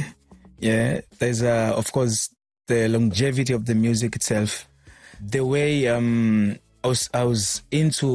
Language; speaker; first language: English; non-native, local second language; Swahili